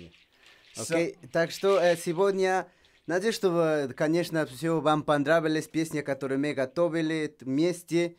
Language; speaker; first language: Russian; non-native, learner; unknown